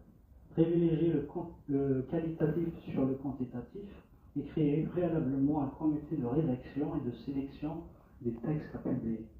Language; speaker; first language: French; non-native, local second language; Kabyle